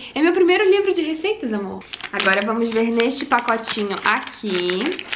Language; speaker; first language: Portuguese; native; Portuguese